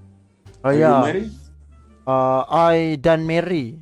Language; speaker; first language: English; non-native, learner; Malay